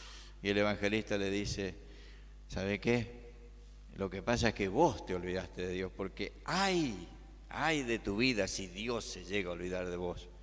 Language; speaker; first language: Spanish; native; Spanish